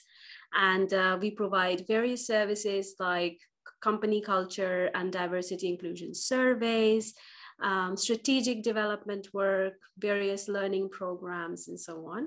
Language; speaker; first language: English; non-native, local second language; Bangla